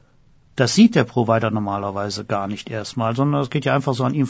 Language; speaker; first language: German; native; German